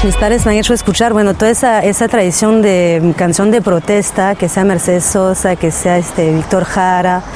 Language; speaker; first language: Spanish; early bilingual, heritage; French